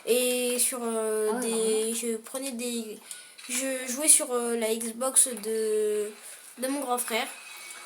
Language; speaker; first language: French; native; French